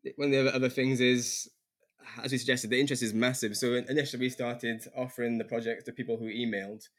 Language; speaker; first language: English; native; English